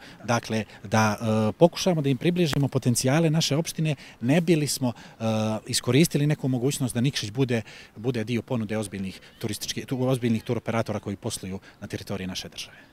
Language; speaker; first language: Croatian; native; Croatian